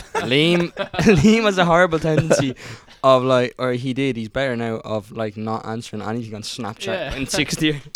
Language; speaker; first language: English; early bilingual, other home language; Italian